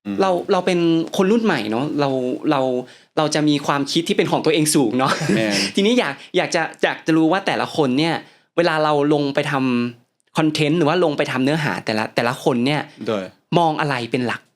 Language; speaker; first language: Thai; native; Thai